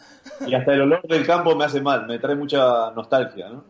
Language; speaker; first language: Spanish; native; Spanish